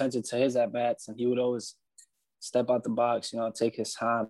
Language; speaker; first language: English; early bilingual, other home language; Spanish